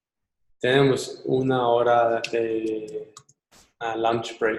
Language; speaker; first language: Spanish; non-native, learner; English